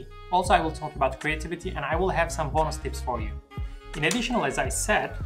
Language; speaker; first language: English; non-native, fluent; Turkish